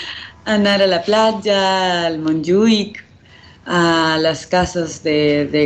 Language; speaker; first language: Catalan; non-native, fluent; Spanish